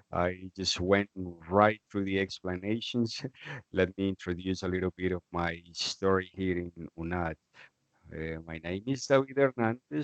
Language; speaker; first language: English; non-native, fluent; Spanish